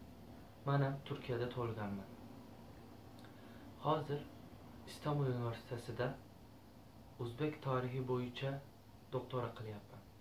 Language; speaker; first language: Turkish; non-native, learner; Uzbek